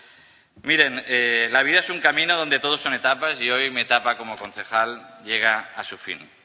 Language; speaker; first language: Spanish; native; Spanish